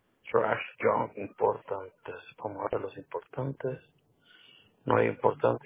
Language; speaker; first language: Spanish; native; Spanish